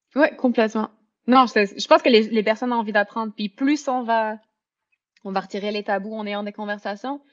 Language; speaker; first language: French; native; French